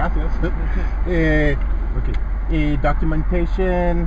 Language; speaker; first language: Spanish; non-native, learner; English